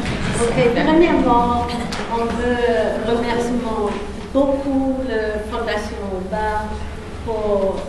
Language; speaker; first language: French; non-native, local second language; English